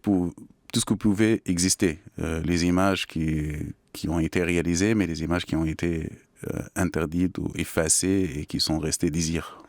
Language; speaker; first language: French; non-native, fluent; Arabic